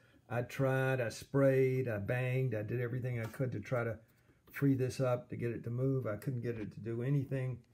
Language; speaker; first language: English; native; English